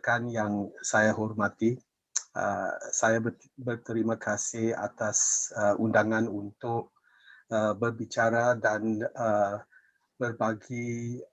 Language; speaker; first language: Indonesian; non-native, fluent; English